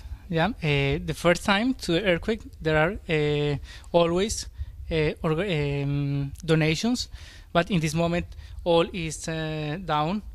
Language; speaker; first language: English; non-native, learner; Spanish